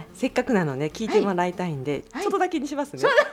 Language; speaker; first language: Japanese; native; Japanese